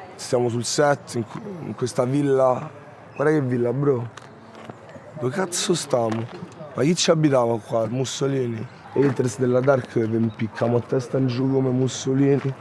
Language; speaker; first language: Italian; native; Italian